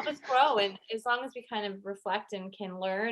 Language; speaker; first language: English; native; English